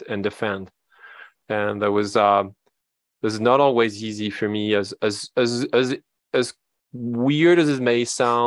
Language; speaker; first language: English; non-native, fluent; French